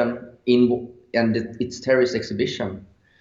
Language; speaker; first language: English; non-native, fluent; Swedish